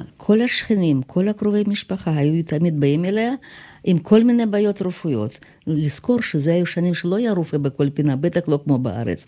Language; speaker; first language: Hebrew; non-native, fluent; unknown